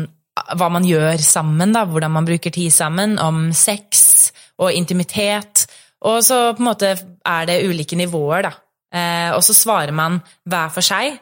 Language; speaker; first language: Norwegian; native; Norwegian